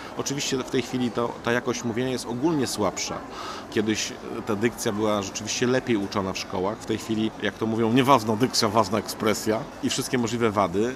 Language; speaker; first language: Polish; native; Polish